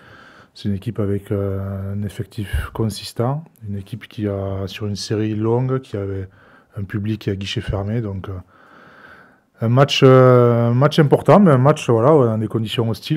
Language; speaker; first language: French; native; French